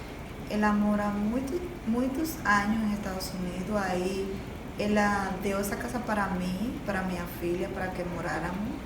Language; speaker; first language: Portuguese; non-native, learner; Spanish